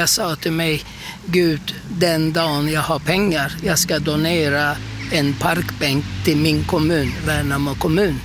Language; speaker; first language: Swedish; non-native, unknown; Turkish